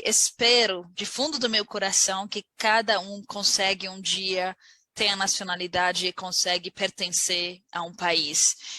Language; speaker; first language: Portuguese; non-native, learner; Arabic